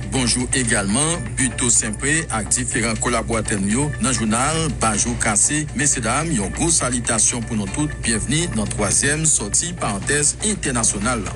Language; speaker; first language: French; non-native, local second language; Haitian Creole